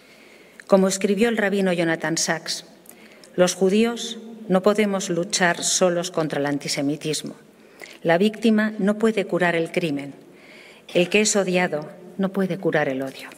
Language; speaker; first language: Spanish; native; Spanish